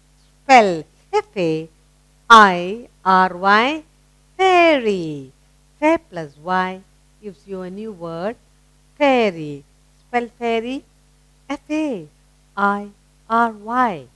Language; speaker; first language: English; non-native, local second language; Tamil